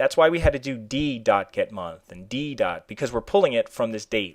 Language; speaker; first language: English; native; English